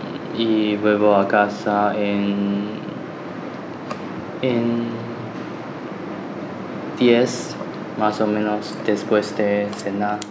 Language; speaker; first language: Spanish; non-native, learner; Chinese